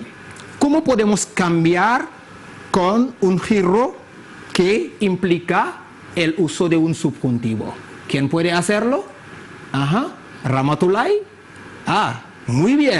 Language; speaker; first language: Spanish; non-native, fluent; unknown